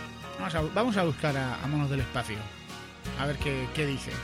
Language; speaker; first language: Spanish; native; Spanish